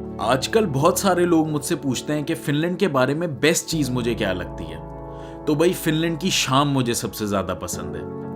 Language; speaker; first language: Urdu; native; Urdu